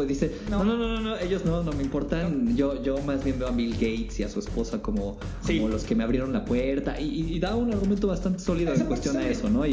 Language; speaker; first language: Spanish; native; Spanish